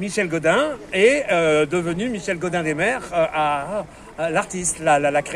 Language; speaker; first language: French; native; French